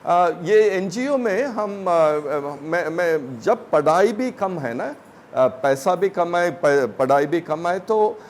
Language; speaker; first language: Hindi; non-native, local second language; Tamil